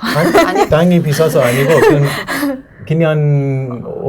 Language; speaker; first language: Korean; non-native, learner; Persian